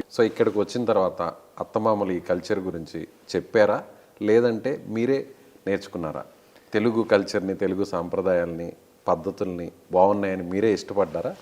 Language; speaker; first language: Telugu; native; Telugu